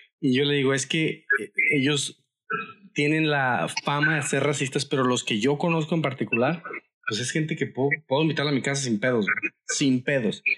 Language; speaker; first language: Spanish; native; Spanish